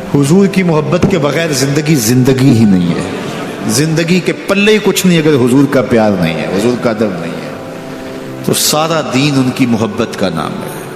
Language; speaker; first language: Urdu; non-native, local second language; Punjabi